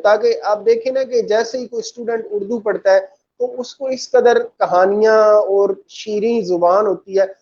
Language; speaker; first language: Urdu; non-native, local second language; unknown